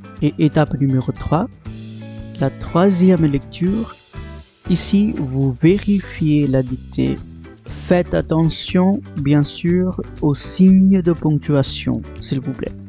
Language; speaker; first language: French; non-native, fluent; Marathi